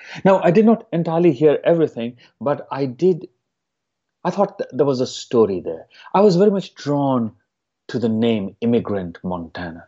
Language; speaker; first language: English; non-native, local second language; Hindi